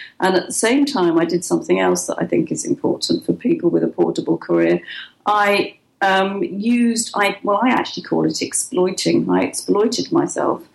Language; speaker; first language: English; native; English